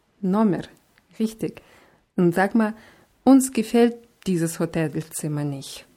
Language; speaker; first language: German; non-native, fluent; Russian